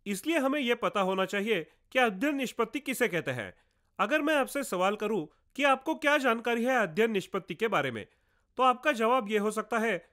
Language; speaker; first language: Hindi; non-native, local second language; Marathi